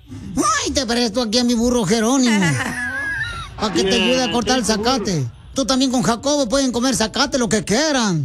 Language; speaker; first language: Spanish; native; Spanish